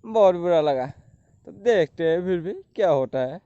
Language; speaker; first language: Hindi; non-native, local second language; Assamese